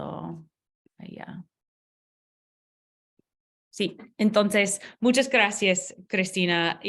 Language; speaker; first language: Spanish; non-native, learner; English